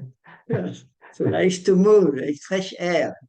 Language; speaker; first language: English; non-native, fluent; French